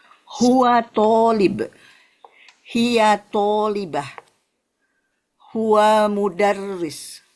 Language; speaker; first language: Arabic; non-native, learner; Indonesian